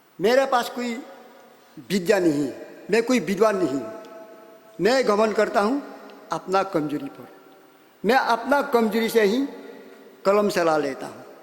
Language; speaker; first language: Hindi; non-native, local second language; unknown